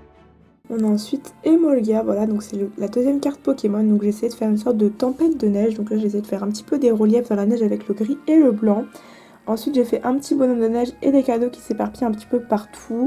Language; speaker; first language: French; native; French